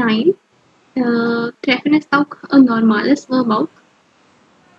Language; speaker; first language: German; non-native, fluent; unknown